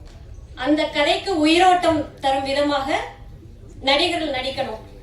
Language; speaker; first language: Tamil; native; Tamil